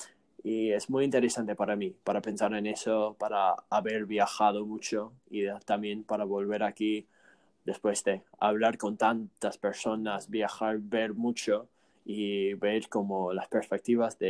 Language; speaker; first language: Spanish; non-native, fluent; English